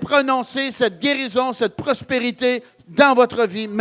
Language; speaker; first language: French; native; French